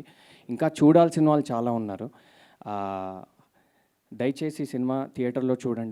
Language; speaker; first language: Telugu; native; Telugu